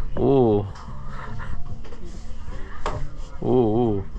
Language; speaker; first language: Korean; native; Korean